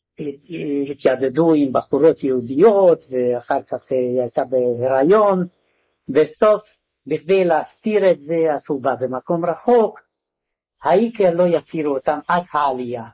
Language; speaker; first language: Hebrew; non-native, fluent; Hungarian